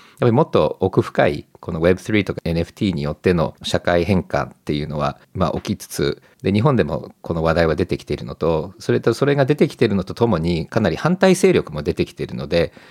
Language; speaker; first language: Japanese; native; Japanese